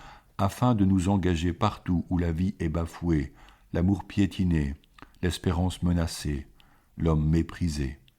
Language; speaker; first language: French; native; French